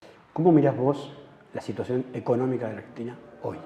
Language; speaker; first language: Spanish; native; Spanish